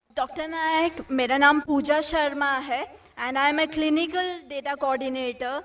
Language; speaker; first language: Hindi; native; Hindi